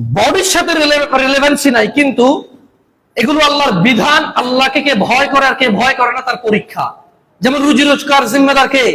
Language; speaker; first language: Bangla; early bilingual, heritage; Bangla